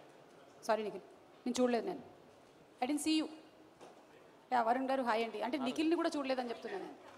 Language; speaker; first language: Telugu; native; Telugu